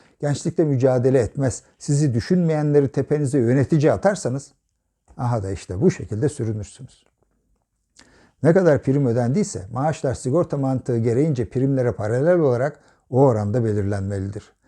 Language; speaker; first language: Turkish; native; Turkish